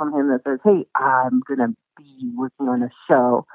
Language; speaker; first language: English; native; English